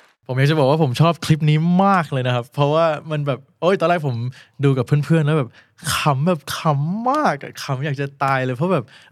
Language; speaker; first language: Thai; early bilingual, heritage; Thai